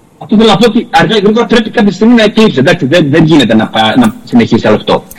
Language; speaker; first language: Greek; native; Greek